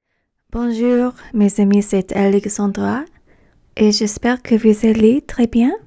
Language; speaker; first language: French; non-native, fluent; English